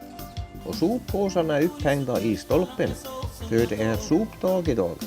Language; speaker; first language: Swedish; native; Swedish